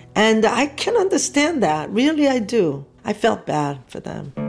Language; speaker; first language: English; non-native, fluent; Korean